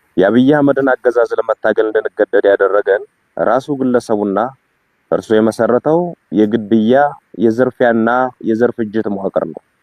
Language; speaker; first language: Amharic; native; Amharic